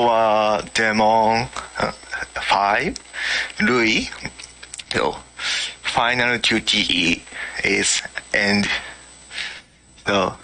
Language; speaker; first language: English; non-native, learner; Japanese